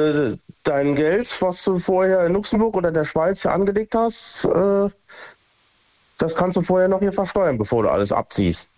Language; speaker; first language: German; native; German